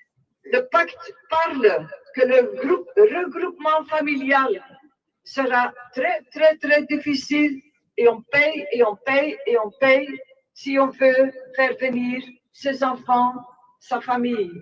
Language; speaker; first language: French; non-native, local second language; Dutch